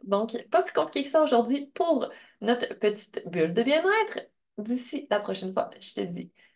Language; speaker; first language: French; native; French